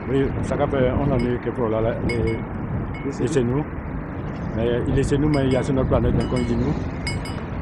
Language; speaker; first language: French; non-native, local second language; Guadeloupean Creole French